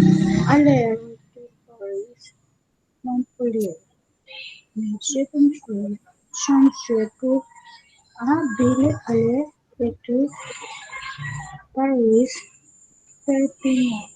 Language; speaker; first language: French; non-native, learner; Spanish